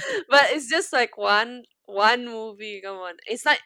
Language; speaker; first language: English; non-native, fluent; Indonesian